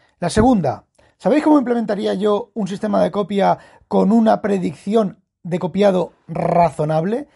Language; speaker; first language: Spanish; native; Spanish